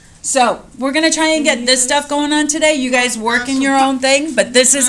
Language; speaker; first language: English; native; English